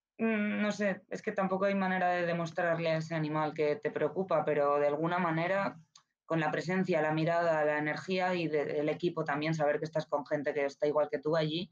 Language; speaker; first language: Spanish; native; Spanish